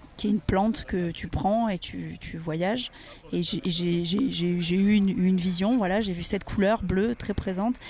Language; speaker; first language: French; native; French